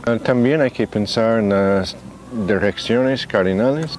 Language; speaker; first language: Spanish; non-native, fluent; English